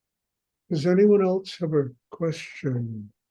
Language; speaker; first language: English; native; English